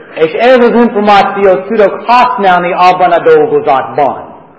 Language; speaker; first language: Hungarian; non-native, learner; English